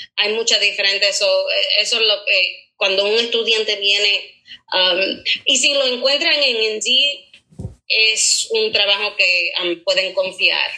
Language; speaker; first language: Spanish; early bilingual, heritage; Spanish